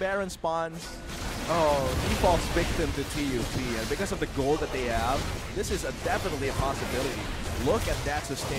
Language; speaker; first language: English; non-native, local second language; Filipino